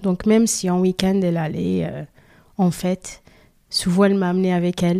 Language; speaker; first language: French; non-native, fluent; Kabuverdianu